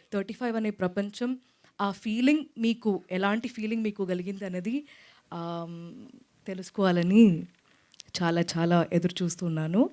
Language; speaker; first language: Telugu; non-native, fluent; Malayalam